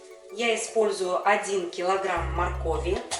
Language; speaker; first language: Russian; native; Russian